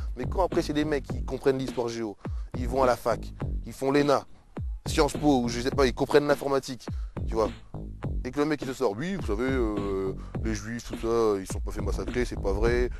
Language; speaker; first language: French; native; French